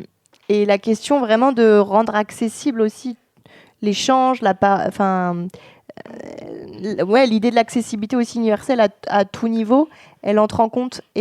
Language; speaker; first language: French; native; French